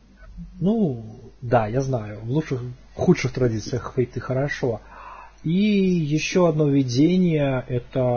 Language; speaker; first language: Russian; native; Russian